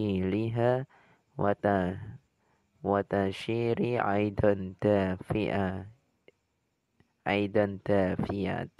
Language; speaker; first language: Arabic; non-native, learner; Indonesian